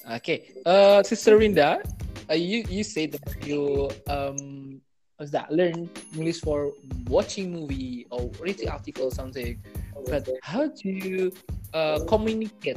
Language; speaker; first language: English; non-native, learner; Indonesian